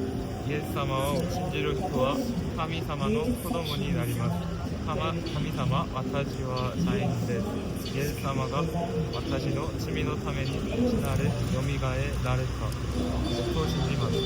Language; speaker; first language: Japanese; non-native, learner; Korean